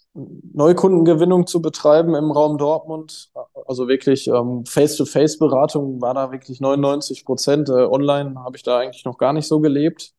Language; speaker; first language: German; native; German